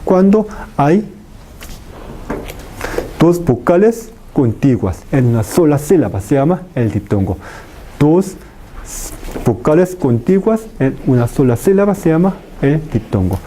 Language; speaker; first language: Spanish; non-native, fluent; Korean